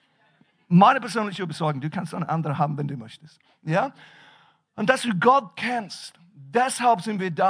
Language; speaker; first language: German; non-native, fluent; English